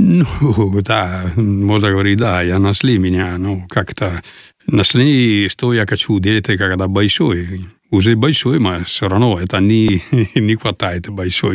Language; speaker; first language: Russian; non-native, learner; Italian